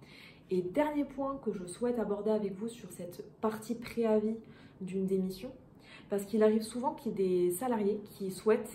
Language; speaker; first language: French; native; French